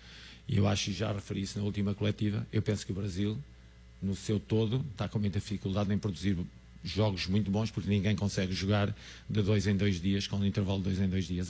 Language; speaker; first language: Portuguese; native; Portuguese